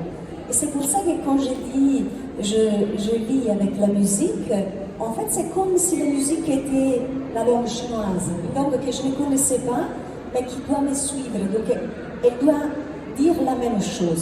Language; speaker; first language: French; non-native, fluent; Italian